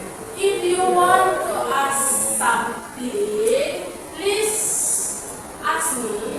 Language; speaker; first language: English; non-native, fluent; Indonesian